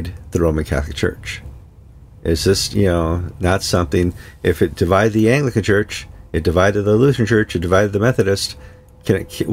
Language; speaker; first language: English; native; English